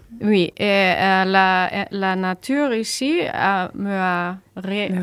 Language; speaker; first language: French; non-native, learner; German